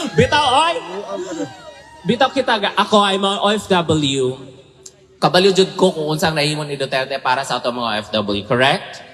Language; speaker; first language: English; non-native, local second language; Cebuano